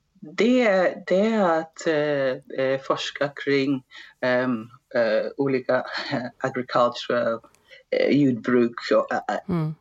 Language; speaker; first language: Swedish; non-native, fluent; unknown